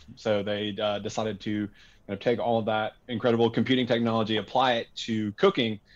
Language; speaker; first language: English; native; English